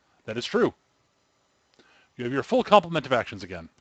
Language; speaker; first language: English; native; English